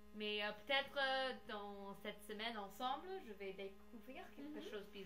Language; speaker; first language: French; non-native, learner; English